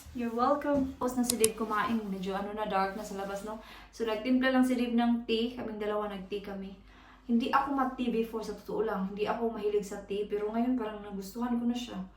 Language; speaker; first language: Filipino; non-native, local second language; Cebuano